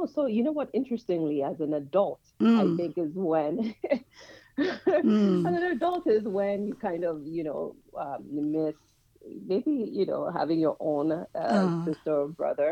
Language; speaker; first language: English; non-native, local second language; Yoruba